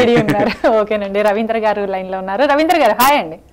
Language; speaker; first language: Telugu; native; Telugu